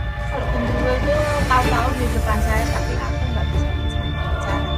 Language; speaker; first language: Indonesian; non-native, local second language; Javanese